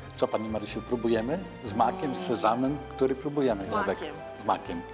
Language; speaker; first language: Polish; native; Polish